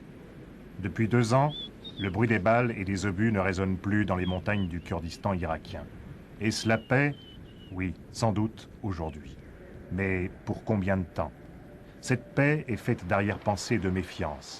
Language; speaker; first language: French; native; French